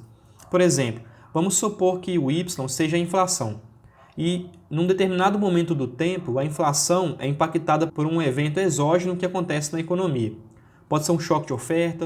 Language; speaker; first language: Portuguese; native; Portuguese